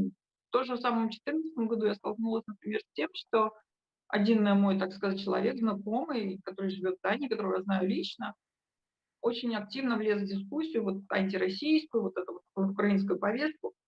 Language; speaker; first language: Russian; native; Russian